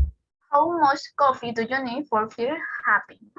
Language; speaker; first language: English; non-native, learner; Spanish